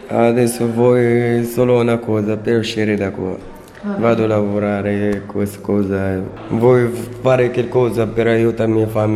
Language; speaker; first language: Italian; non-native, learner; Arabic